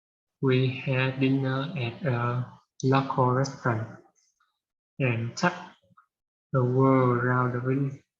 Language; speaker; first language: English; non-native, learner; Vietnamese